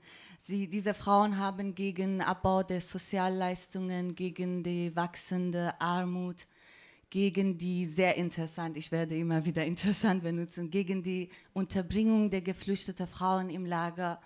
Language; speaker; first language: German; non-native, fluent; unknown